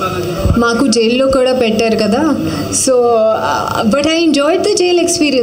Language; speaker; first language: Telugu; non-native, learner; Hindi